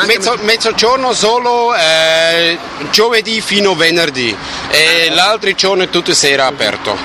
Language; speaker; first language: Italian; non-native, learner; German